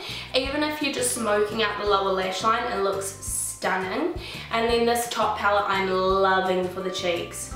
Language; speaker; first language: English; native; English